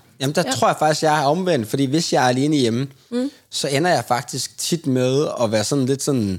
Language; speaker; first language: Danish; native; Danish